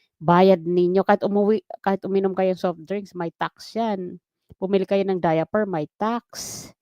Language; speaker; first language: Filipino; non-native, local second language; Waray